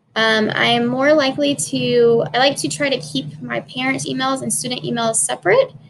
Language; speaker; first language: English; native; English